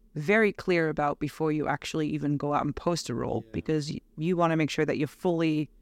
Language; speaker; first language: English; non-native, fluent; Dutch